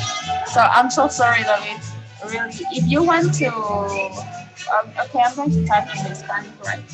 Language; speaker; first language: English; non-native, fluent; Spanish